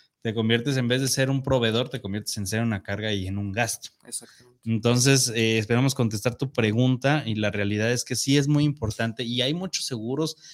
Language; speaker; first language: Spanish; native; Spanish